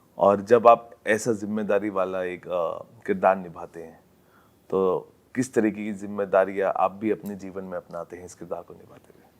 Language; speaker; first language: Hindi; native; Hindi